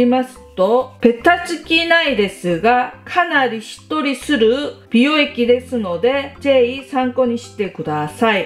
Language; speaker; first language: Japanese; non-native, fluent; Korean